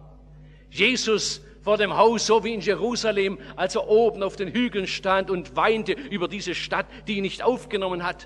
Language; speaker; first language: German; native; German